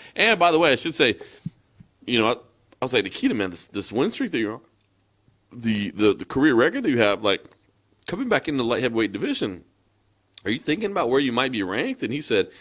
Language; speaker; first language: English; native; English